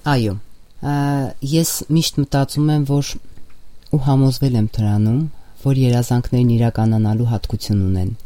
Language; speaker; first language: Armenian; native; Armenian